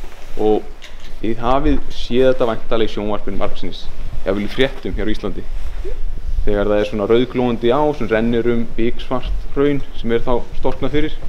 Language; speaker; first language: Icelandic; native; Icelandic